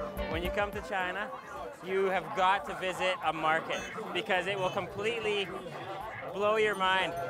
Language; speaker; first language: English; native; English